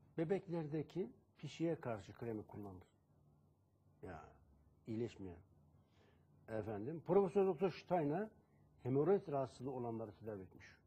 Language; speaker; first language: Turkish; native; Turkish